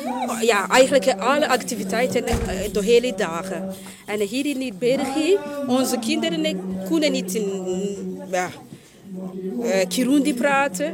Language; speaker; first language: Dutch; non-native, learner; Rundi